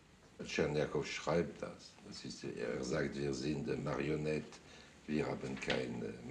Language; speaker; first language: German; non-native, fluent; French